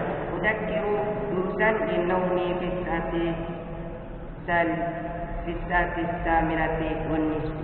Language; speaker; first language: Arabic; non-native, learner; Indonesian